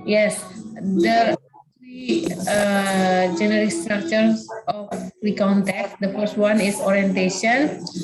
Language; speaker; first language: English; non-native, fluent; Indonesian